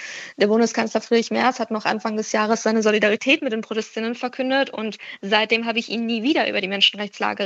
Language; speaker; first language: German; early bilingual, other home language; Persian